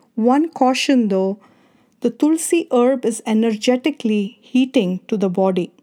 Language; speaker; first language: English; non-native, local second language; Kannada